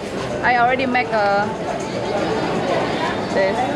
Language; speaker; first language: English; non-native, learner; Indonesian